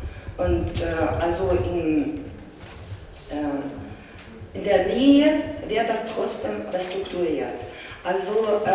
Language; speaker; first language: German; non-native, fluent; Russian